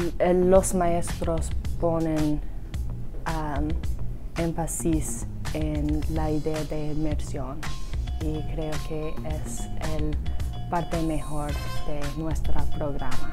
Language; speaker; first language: Spanish; non-native, learner; English